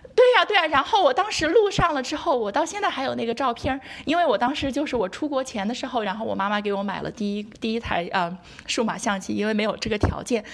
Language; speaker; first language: Chinese; native; Chinese